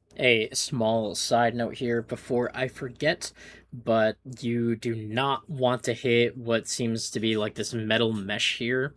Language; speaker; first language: English; native; English